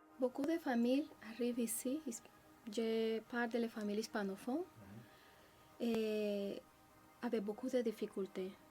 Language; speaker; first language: French; non-native, learner; Spanish